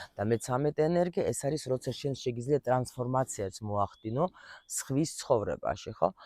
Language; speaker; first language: Georgian; early bilingual, heritage; Russian